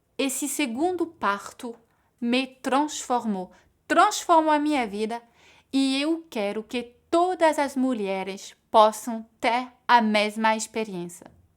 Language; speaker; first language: Portuguese; non-native, fluent; French